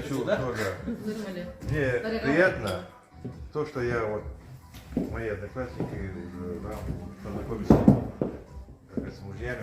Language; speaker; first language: Russian; non-native, local second language; Kazakh